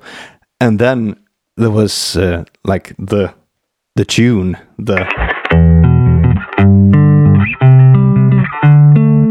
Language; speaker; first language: English; non-native, fluent; Swedish